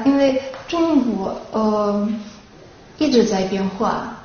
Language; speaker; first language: Chinese; non-native, fluent; Russian